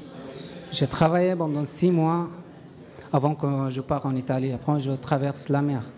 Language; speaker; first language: French; non-native, learner; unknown